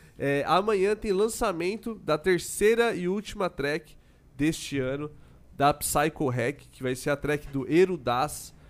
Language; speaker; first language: Portuguese; native; Portuguese